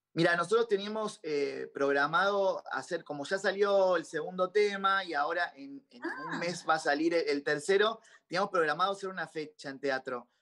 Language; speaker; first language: Spanish; native; Spanish